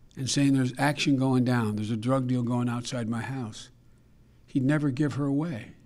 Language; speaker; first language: English; native; English